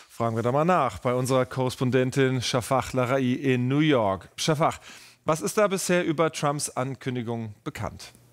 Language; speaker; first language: German; native; German